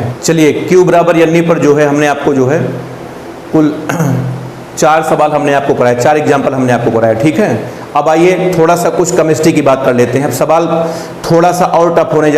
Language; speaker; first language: Hindi; native; Hindi